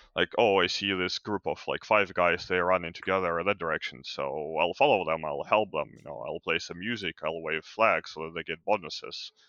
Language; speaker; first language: English; non-native, fluent; Ukrainian